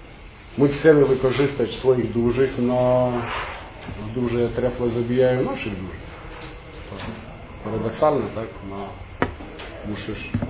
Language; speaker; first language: Polish; non-native, fluent; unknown